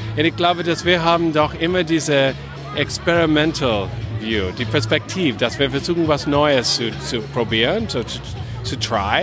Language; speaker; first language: German; non-native, fluent; English